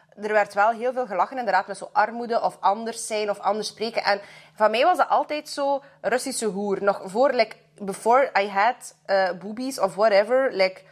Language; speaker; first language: Dutch; early bilingual, other home language; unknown